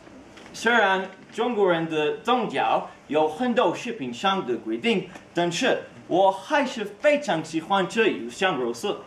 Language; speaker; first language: Chinese; non-native, learner; Hebrew